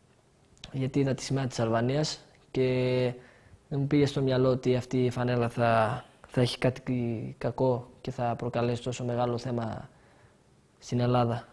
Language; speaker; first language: Greek; early bilingual, other home language; Albanian